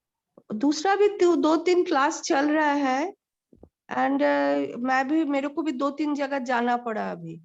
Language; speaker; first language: Hindi; non-native, local second language; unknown